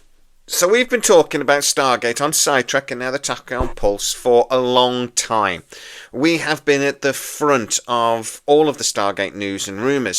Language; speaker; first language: English; native; English